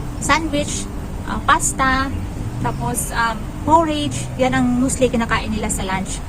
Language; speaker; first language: Filipino; non-native, local second language; Cebuano